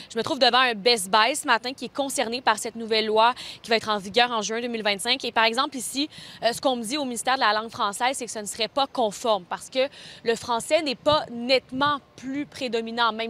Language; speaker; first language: French; native; French